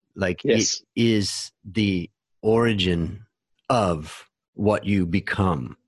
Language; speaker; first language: English; native; English